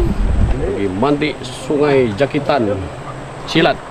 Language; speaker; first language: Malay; non-native, local second language; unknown